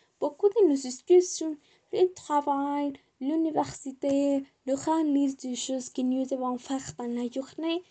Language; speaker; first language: French; non-native, learner; Spanish